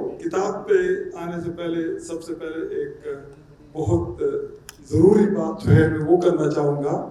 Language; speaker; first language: Urdu; non-native, local second language; Pashto